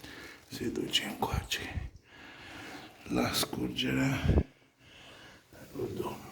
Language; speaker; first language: Romanian; native; Romanian